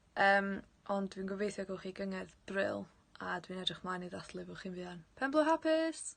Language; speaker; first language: Welsh; native; Welsh